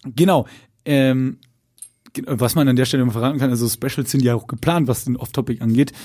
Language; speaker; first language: German; native; German